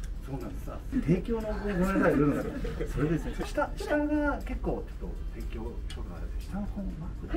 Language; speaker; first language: Japanese; native; Japanese